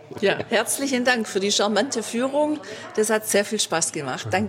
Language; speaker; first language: German; native; German